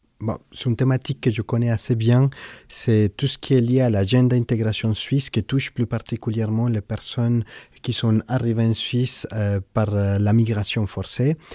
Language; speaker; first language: French; non-native, fluent; Spanish